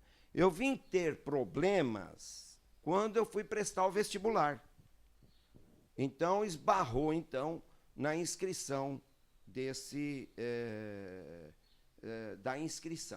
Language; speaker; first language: Portuguese; early bilingual, other home language; Arabic